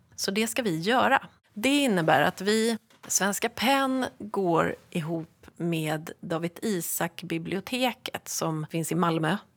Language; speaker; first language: Swedish; native; Swedish